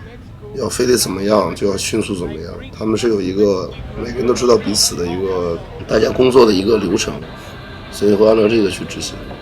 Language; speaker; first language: Chinese; native; Chinese